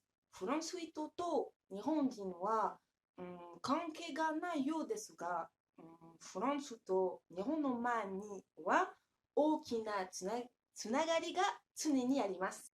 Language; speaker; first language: Japanese; non-native, fluent; French